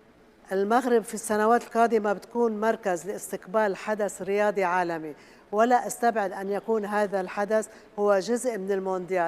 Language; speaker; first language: Arabic; native; Arabic